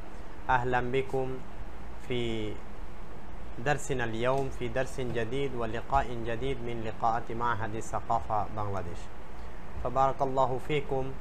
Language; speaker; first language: Arabic; non-native, fluent; Bangla